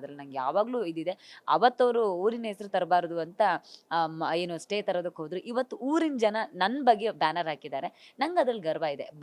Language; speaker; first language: Kannada; native; Kannada